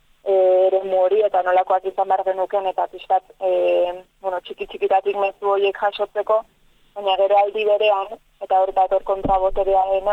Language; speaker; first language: Basque; native; Basque